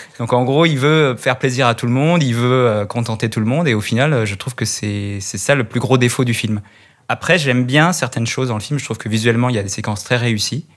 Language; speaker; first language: French; native; French